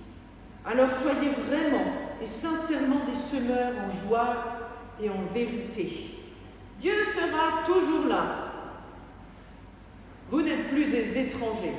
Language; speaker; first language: French; native; French